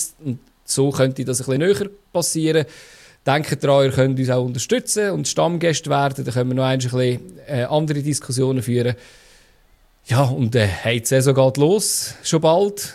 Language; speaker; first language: German; native; German